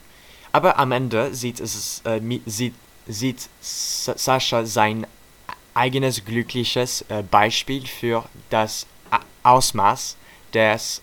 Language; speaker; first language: German; non-native, learner; French